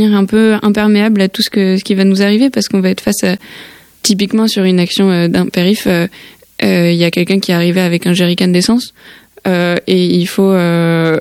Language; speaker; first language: French; native; French